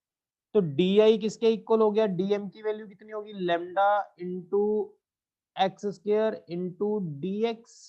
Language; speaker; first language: Hindi; native; Hindi